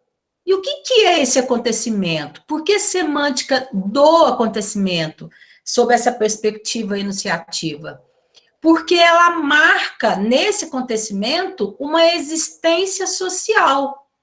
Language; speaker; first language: Portuguese; native; Portuguese